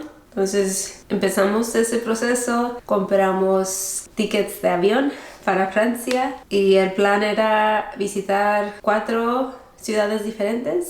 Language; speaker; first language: Spanish; early bilingual, heritage; Spanish